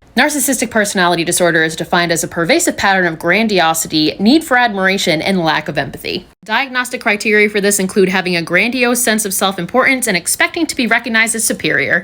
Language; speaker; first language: English; native; English